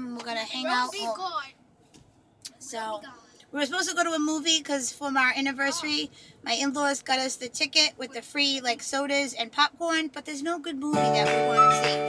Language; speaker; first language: English; native; English